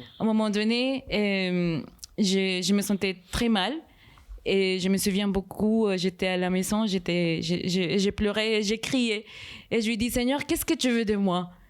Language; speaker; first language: French; non-native, fluent; Spanish